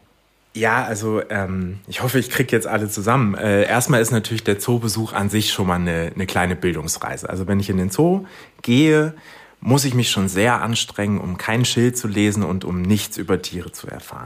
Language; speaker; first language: German; native; German